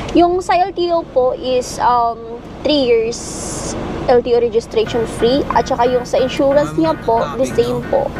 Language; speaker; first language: Filipino; non-native, local second language; Hiligaynon